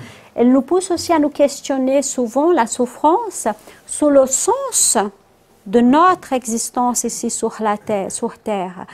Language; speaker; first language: French; non-native, fluent; Portuguese